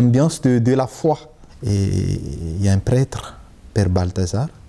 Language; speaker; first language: French; non-native, local second language; Malagasy